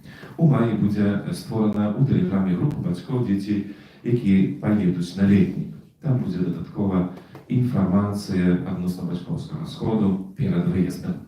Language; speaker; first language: Polish; non-native, learner; Russian